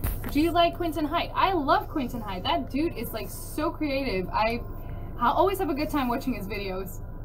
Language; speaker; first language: English; early bilingual, other home language; Dutch